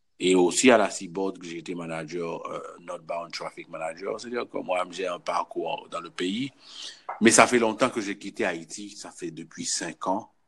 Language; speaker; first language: French; non-native, local second language; Haitian Creole